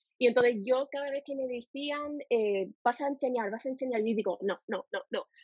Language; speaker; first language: Spanish; non-native, fluent; English